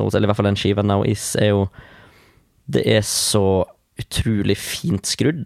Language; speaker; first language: Norwegian; native; Norwegian